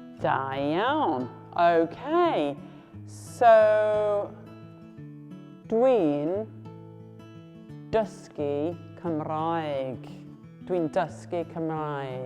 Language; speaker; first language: Welsh; non-native, local second language; English